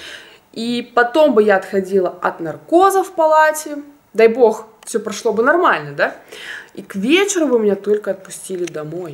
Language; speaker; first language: Russian; native; Russian